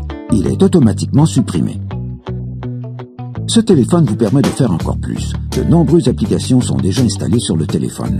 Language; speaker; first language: French; native; French